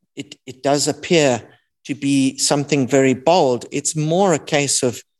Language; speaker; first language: English; native; English